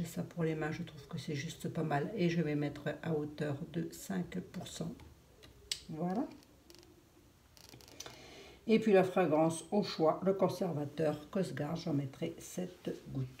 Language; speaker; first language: French; native; French